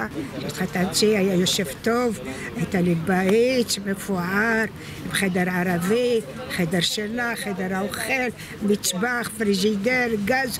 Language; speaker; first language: Hebrew; non-native, fluent; Arabic